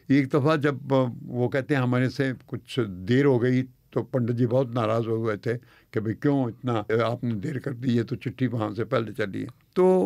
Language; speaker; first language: Hindi; native; Hindi